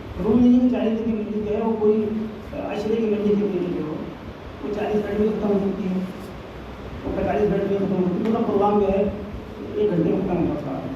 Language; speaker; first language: Urdu; native; Urdu